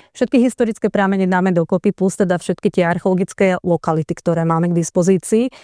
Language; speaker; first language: Slovak; native; Slovak